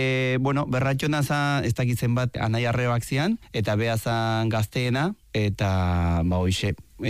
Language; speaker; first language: Basque; non-native, fluent; Spanish